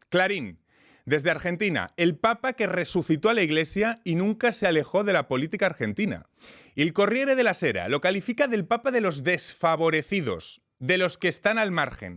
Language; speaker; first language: Spanish; native; Spanish